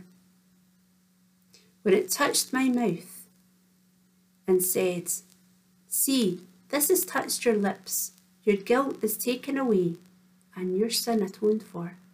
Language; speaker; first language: English; native; English